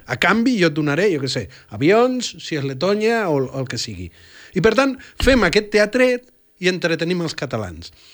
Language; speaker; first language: Catalan; non-native, fluent; Spanish